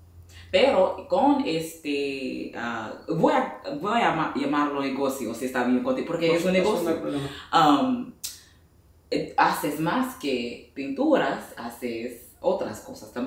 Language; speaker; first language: Spanish; non-native, fluent; English